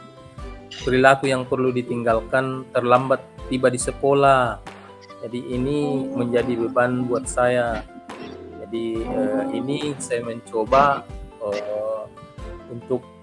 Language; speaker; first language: Indonesian; non-native, local second language; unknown